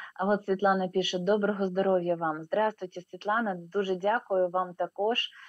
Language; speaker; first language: Ukrainian; non-native, local second language; Russian